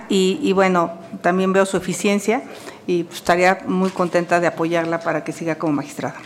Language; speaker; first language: Spanish; native; Spanish